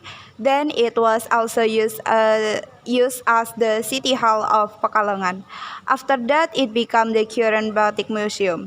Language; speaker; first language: English; non-native, learner; Indonesian